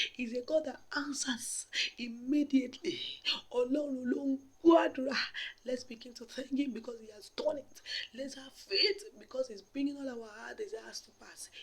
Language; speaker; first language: English; non-native, local second language; Yoruba